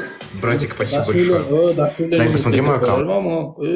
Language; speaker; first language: Russian; native; Russian